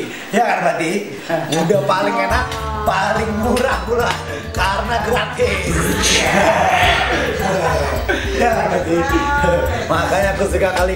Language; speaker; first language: Indonesian; native; Indonesian